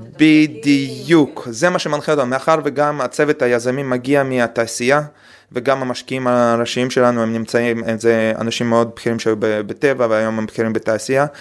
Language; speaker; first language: Hebrew; non-native, fluent; Russian